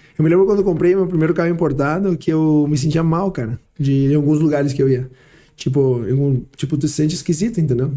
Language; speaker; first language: Portuguese; early bilingual, heritage; Portuguese